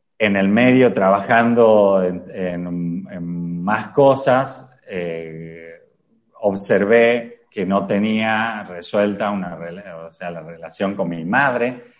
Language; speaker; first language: Spanish; native; Spanish